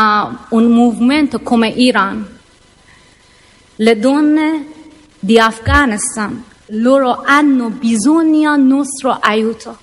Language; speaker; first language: Italian; non-native, learner; Persian